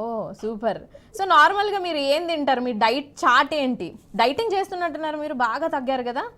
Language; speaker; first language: Telugu; native; Telugu